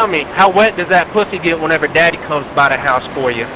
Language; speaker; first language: English; native; English